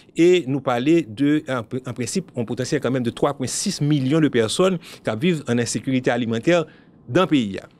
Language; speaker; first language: French; non-native, local second language; Haitian Creole